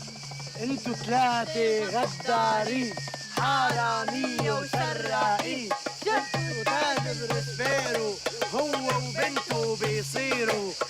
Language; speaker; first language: Arabic; native; Arabic